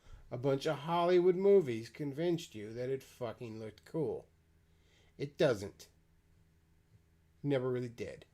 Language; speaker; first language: English; native; English